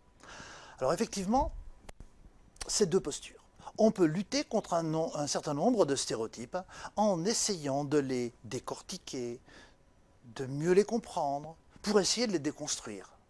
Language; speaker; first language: French; native; French